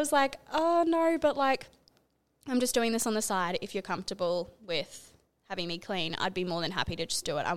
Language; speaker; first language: English; native; English